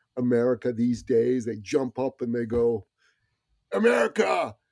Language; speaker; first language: English; early bilingual, other home language; Persian